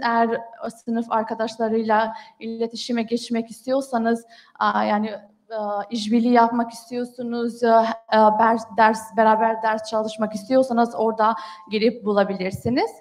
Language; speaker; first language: Turkish; non-native, fluent; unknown